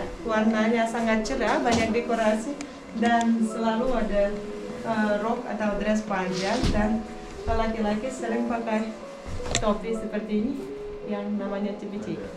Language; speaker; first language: Indonesian; non-native, fluent; Russian